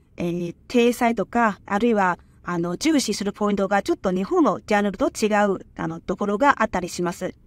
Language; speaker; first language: Japanese; non-native, fluent; Chinese